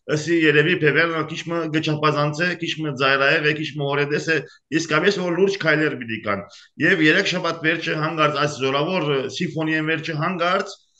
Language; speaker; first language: Armenian; early bilingual, heritage; Armenian